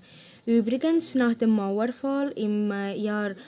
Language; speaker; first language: German; non-native, learner; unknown